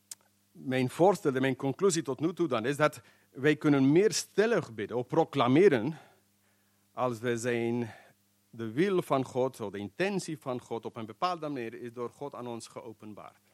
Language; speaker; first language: Dutch; non-native, fluent; English